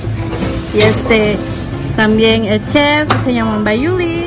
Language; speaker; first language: Spanish; non-native, learner; Indonesian